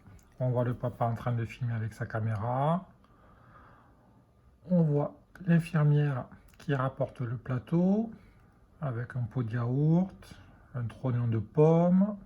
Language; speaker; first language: French; native; French